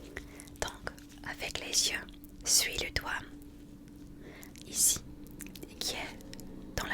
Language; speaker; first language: French; non-native, fluent; English